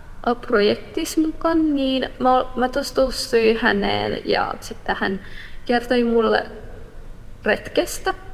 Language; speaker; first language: Finnish; non-native, fluent; Persian